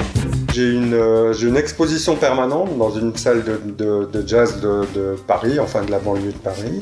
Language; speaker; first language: French; native; French